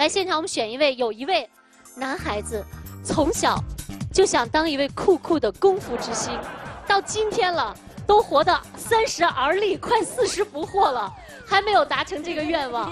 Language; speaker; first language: Chinese; native; Chinese